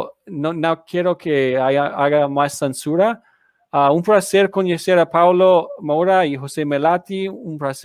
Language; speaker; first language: Portuguese; non-native, learner; English